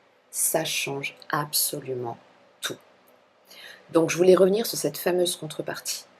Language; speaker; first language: French; native; French